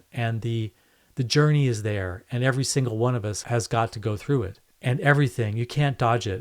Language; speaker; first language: English; native; English